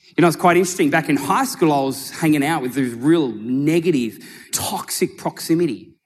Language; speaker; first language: English; native; English